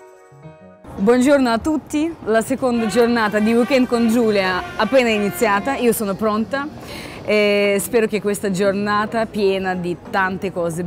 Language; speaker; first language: Italian; non-native, fluent; Russian